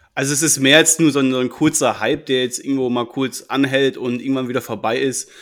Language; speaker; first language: German; native; German